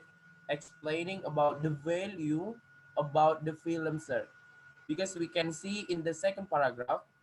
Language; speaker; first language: English; non-native, learner; Indonesian